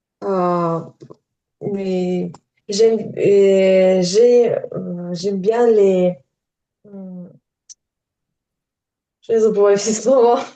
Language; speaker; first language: French; non-native, learner; Ukrainian